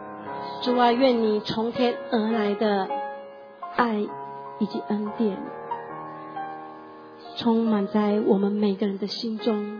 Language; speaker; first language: Chinese; native; Chinese